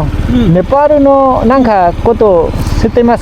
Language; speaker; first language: Japanese; non-native, learner; Nepali